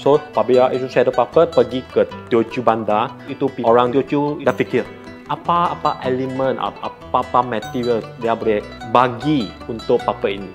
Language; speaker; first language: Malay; non-native, local second language; Chinese